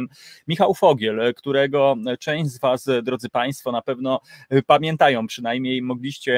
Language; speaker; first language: Polish; native; Polish